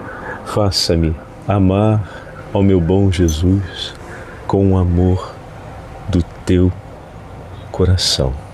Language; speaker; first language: Portuguese; native; Portuguese